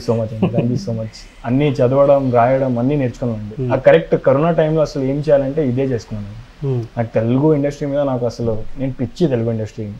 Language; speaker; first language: Telugu; non-native, local second language; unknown